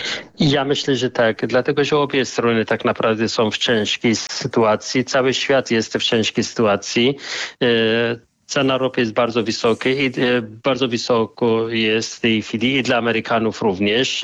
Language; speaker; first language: Polish; non-native, fluent; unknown